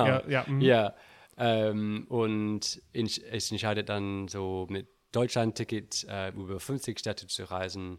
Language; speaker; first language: German; non-native, learner; English